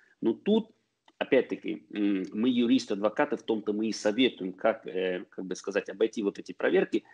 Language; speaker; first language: Russian; early bilingual, heritage; Russian